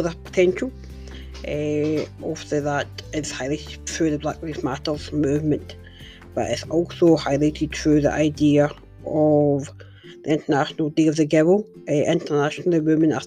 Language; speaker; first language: English; native; English